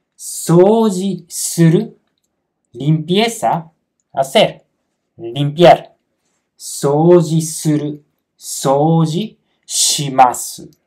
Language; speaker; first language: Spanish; non-native, fluent; Japanese